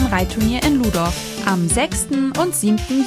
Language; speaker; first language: German; native; German